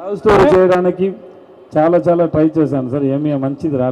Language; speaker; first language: Telugu; non-native, learner; Tamil